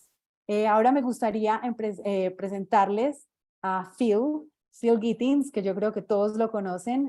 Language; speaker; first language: Spanish; native; Spanish